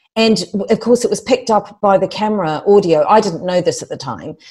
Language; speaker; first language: English; native; English